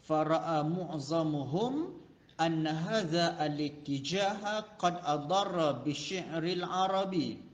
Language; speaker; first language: Arabic; non-native, fluent; Malay